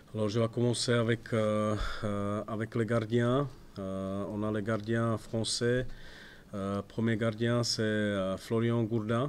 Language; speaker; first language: French; non-native, fluent; Czech